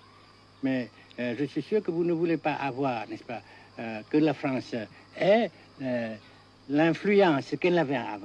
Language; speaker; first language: French; non-native, fluent; Vietnamese